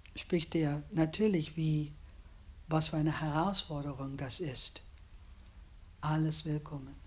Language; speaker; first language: German; non-native, fluent; English